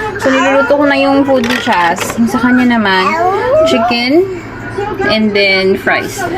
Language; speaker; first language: Filipino; non-native, local second language; Cebuano